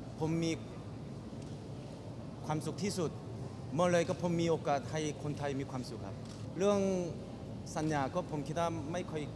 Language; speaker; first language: Thai; non-native, fluent; Korean